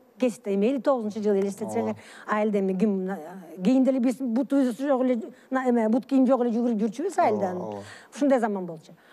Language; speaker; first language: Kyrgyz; early bilingual, other home language; Russian